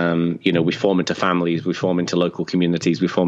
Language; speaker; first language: English; native; English